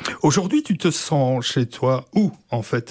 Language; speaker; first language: French; native; French